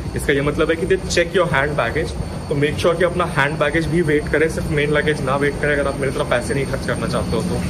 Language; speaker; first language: Hindi; native; Hindi